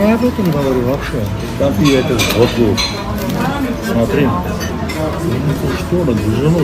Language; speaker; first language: Russian; non-native, learner; Armenian